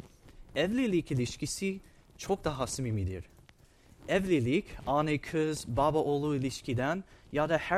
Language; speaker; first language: Turkish; non-native, fluent; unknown